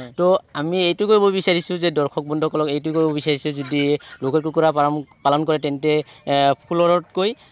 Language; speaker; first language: Assamese; non-native, local second language; Bangla